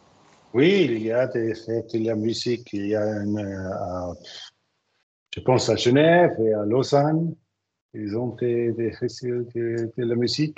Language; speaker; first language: French; non-native, learner; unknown